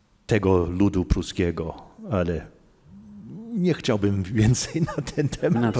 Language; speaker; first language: Polish; non-native, fluent; English